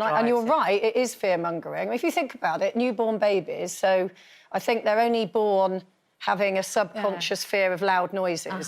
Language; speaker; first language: English; native; English